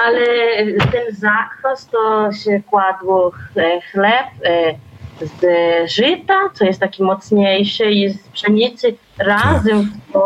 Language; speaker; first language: Polish; early bilingual, heritage; Polish